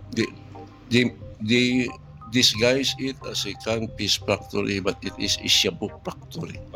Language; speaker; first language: English; non-native, local second language; Cebuano